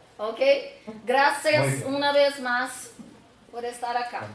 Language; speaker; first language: Spanish; non-native, learner; Portuguese